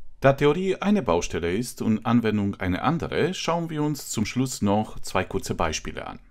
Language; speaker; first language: German; non-native, fluent; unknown